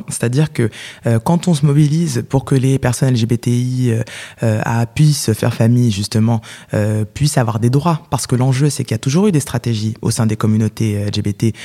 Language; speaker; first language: French; native; French